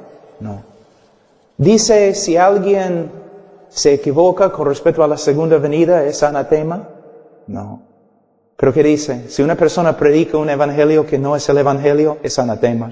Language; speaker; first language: Spanish; non-native, fluent; English